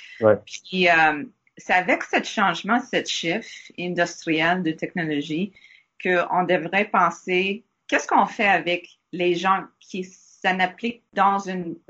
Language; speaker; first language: French; non-native, learner; English